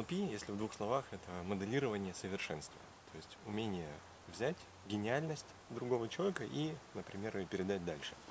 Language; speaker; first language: Russian; native; Russian